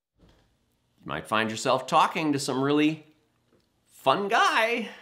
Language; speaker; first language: English; native; English